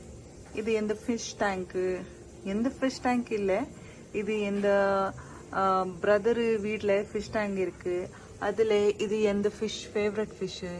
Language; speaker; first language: Tamil; non-native, local second language; Urdu